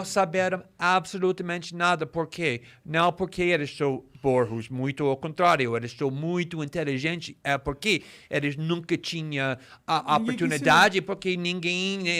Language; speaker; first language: Portuguese; non-native, fluent; English